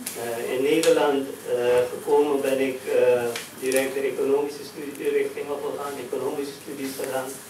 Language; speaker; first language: Dutch; non-native, local second language; Caribbean Hindustani